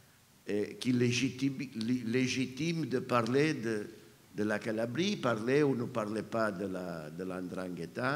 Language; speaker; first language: French; non-native, fluent; Italian